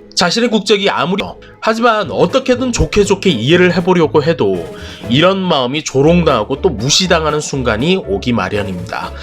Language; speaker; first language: Korean; native; Korean